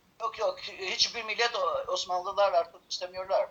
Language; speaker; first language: Turkish; non-native, learner; Albanian